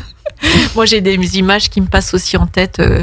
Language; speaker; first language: French; native; French